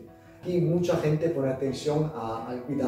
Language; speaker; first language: Spanish; non-native, learner; Italian